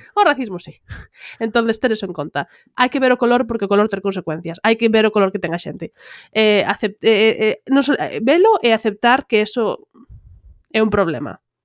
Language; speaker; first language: Galician; native; Galician